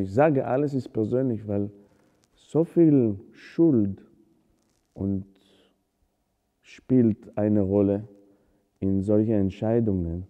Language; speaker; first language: German; non-native, fluent; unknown